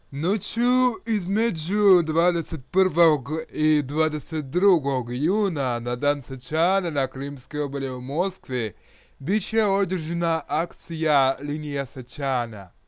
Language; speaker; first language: Croatian; non-native, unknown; Russian